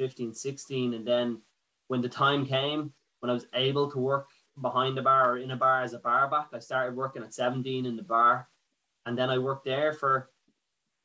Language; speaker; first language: English; native; English